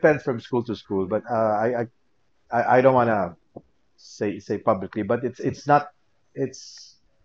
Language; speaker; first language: English; non-native, local second language; Filipino